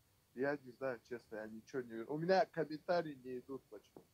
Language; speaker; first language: Russian; non-native, local second language; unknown